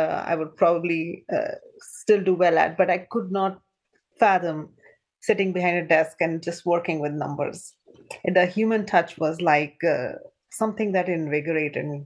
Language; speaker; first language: English; non-native, local second language; Punjabi